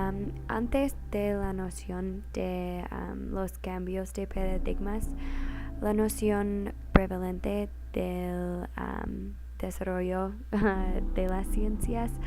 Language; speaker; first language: Spanish; non-native, learner; English